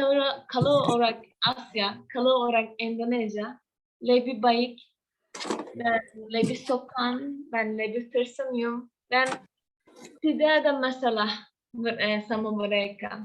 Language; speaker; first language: Indonesian; non-native, learner; Turkish